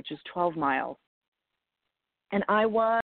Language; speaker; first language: English; native; English